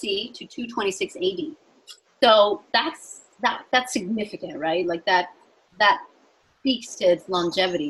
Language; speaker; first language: English; native; English